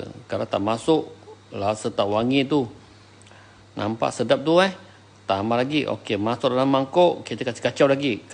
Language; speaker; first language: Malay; non-native, local second language; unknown